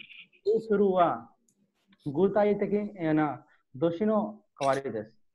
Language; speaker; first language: Japanese; non-native, learner; Hindi